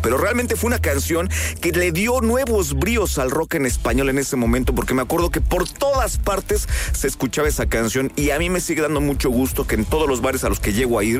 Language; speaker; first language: Spanish; native; Spanish